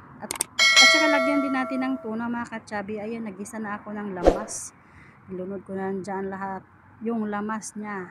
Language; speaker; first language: Filipino; non-native, local second language; Iloko